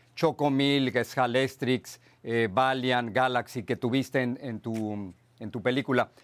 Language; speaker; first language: Spanish; native; Spanish